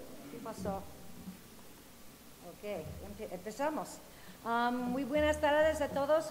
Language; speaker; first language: Spanish; non-native, fluent; English